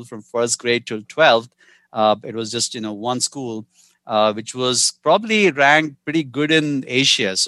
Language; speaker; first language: English; non-native, local second language; Hindi